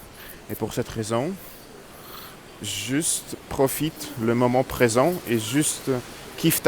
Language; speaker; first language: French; non-native, learner; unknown